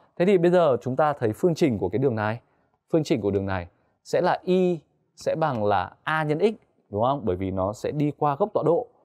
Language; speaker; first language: Vietnamese; native; Vietnamese